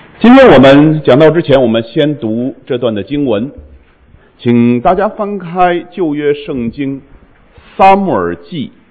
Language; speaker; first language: Chinese; native; Chinese